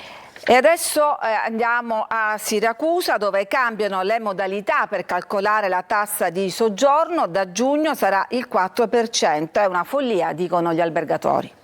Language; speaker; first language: Italian; native; Italian